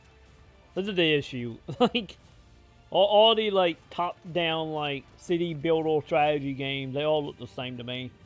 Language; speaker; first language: English; native; English